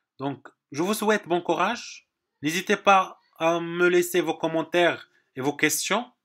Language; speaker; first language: French; non-native, local second language; Arabic